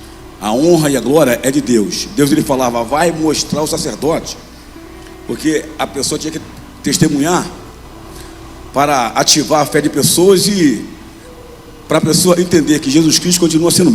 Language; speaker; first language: Portuguese; native; Portuguese